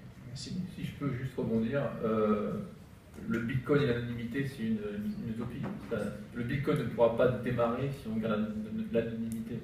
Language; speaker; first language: French; native; French